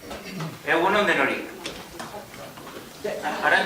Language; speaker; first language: Basque; non-native, local second language; Spanish